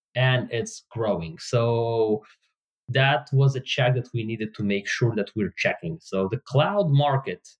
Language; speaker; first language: English; non-native, fluent; Hebrew